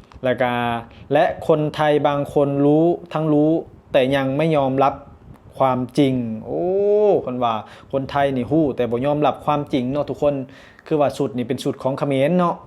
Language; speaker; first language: Thai; non-native, local second language; Northeastern Thai